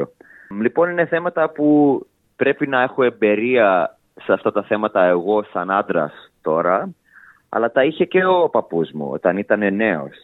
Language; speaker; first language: Greek; early bilingual, heritage; English